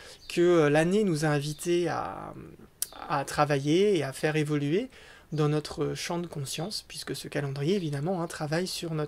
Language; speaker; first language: French; native; French